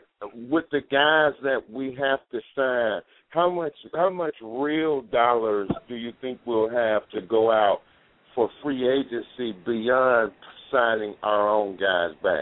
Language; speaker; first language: English; native; English